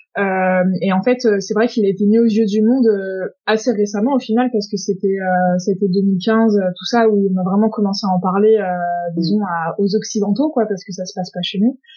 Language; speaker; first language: French; native; French